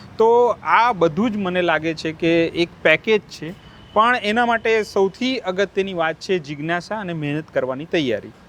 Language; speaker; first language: Gujarati; native; Gujarati